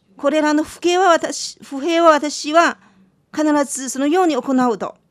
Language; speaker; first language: Japanese; non-native, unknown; Chinese